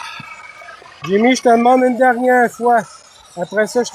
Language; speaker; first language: French; native; French